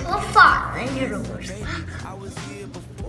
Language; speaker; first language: Chinese; early bilingual, heritage; Chinese